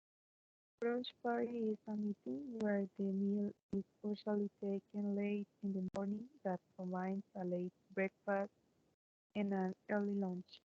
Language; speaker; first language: English; non-native, learner; Spanish